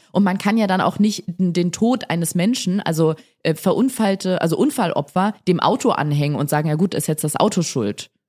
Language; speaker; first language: German; early bilingual, other home language; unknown